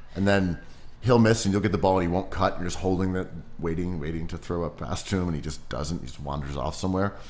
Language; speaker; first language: English; native; English